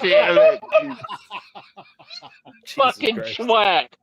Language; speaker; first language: English; native; English